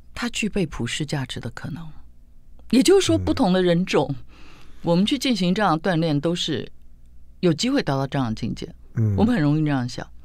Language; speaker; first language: Chinese; native; Chinese